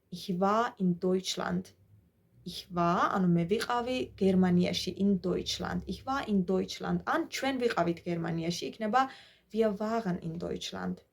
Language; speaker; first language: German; non-native, fluent; Georgian